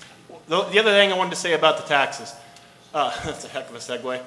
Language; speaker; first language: English; native; English